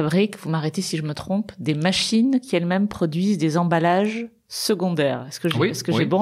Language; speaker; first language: French; native; French